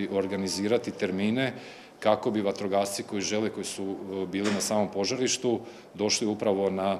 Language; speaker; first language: Croatian; native; Croatian